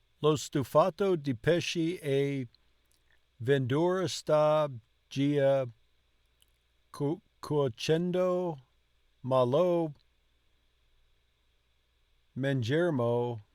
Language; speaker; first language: Italian; non-native, learner; English